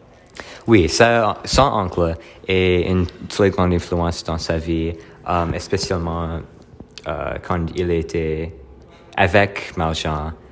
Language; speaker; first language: French; non-native, learner; English